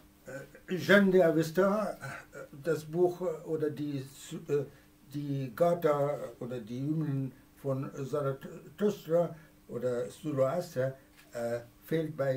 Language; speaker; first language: German; non-native, fluent; Persian